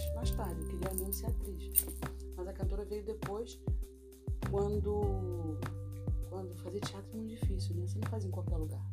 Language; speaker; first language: Portuguese; native; Portuguese